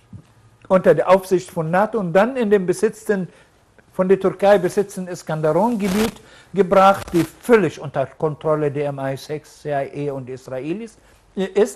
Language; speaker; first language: German; non-native, fluent; Arabic